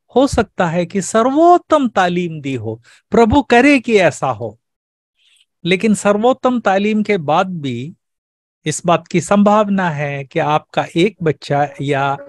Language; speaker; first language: Hindi; native; Hindi